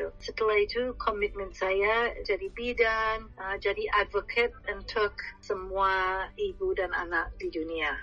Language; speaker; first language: Indonesian; non-native, fluent; English